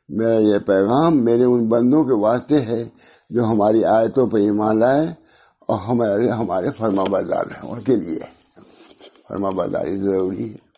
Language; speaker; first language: Urdu; native; Urdu